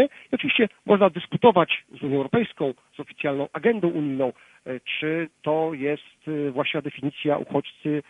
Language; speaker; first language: Polish; native; Polish